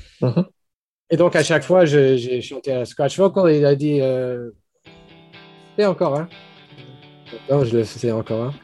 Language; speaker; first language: French; non-native, fluent; English